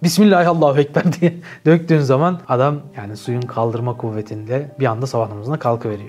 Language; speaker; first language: Turkish; native; Turkish